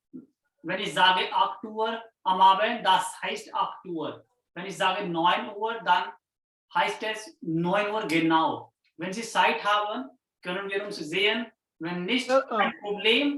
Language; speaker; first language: German; non-native, fluent; Hindi